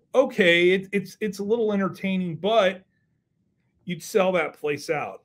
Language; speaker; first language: English; native; English